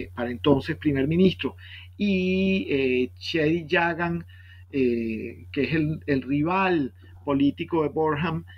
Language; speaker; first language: Spanish; native; Spanish